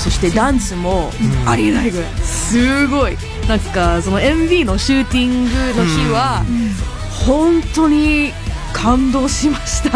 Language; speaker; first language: Japanese; non-native, learner; English